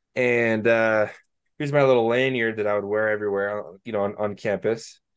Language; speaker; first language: English; native; English